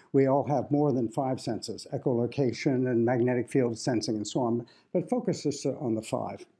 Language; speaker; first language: English; native; English